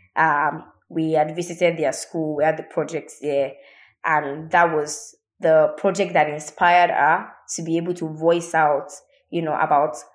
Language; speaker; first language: English; non-native, local second language; Yoruba